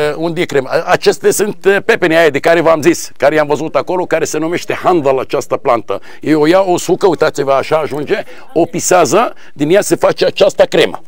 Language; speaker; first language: Romanian; non-native, fluent; Arabic